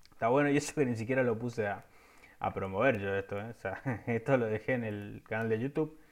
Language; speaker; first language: Spanish; native; Spanish